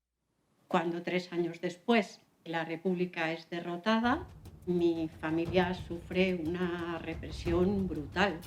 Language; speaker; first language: Spanish; native; Spanish